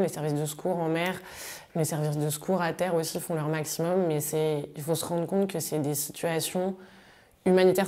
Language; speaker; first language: French; native; French